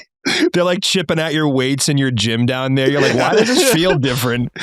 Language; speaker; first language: English; native; English